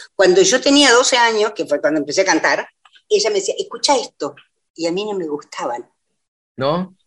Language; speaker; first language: Spanish; native; Spanish